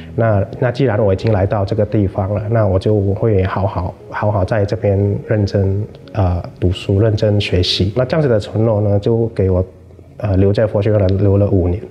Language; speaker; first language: Chinese; non-native, fluent; Lao